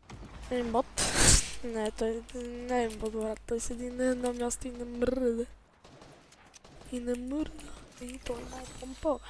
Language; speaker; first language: Bulgarian; native; Bulgarian